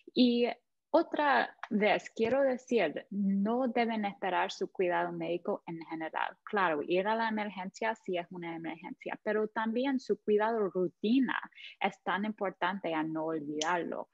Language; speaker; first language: Spanish; non-native, fluent; English